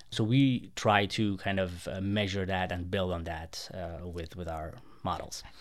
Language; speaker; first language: English; non-native, fluent; Persian